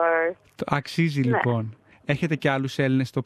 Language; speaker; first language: Greek; native; Greek